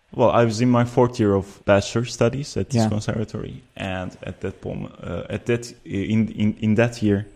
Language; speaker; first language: English; non-native, fluent; Turkish